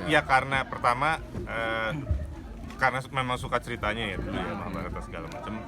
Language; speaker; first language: Indonesian; native; Indonesian